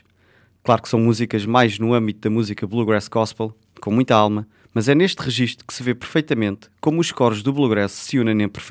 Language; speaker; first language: Portuguese; native; Portuguese